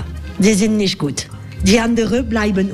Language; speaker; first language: German; non-native, learner; French